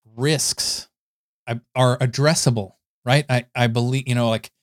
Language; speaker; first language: English; native; English